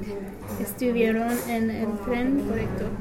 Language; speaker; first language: Spanish; non-native, learner; English